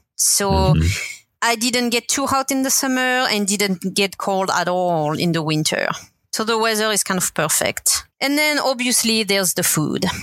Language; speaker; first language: English; non-native, fluent; French